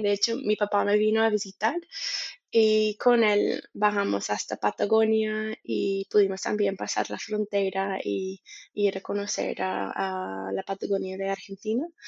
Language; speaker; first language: Spanish; non-native, fluent; English